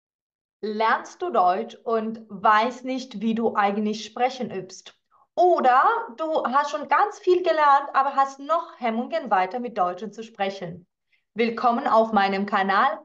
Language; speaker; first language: German; non-native, fluent; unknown